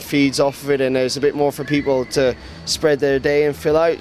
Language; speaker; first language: English; native; English